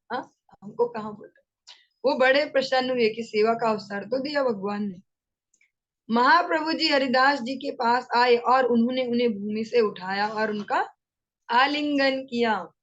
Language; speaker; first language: Hindi; non-native, local second language; Bangla